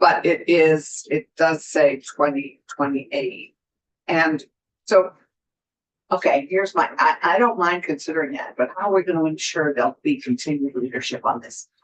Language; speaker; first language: English; native; English